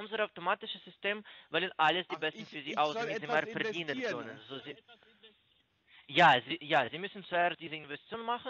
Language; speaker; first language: German; non-native, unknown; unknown